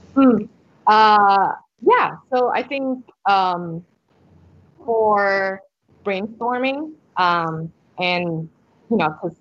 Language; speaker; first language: English; non-native, fluent; Vietnamese